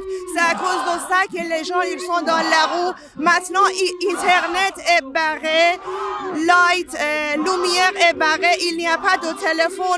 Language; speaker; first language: French; non-native, learner; Persian